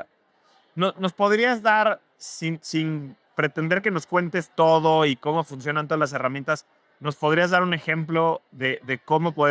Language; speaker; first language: Spanish; native; Spanish